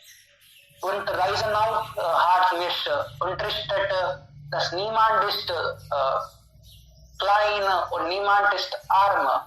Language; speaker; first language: German; non-native, learner; Hindi